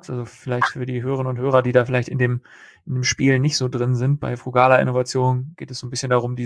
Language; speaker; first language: German; native; German